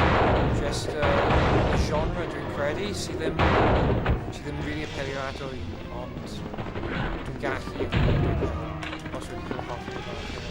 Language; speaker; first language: Welsh; non-native, local second language; English